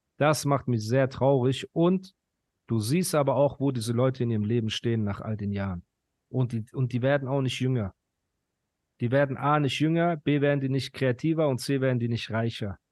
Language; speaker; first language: German; early bilingual, other home language; Persian